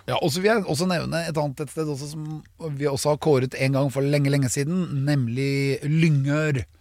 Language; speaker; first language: Norwegian; native; Norwegian